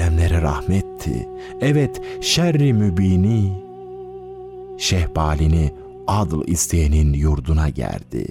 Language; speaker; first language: Turkish; native; Turkish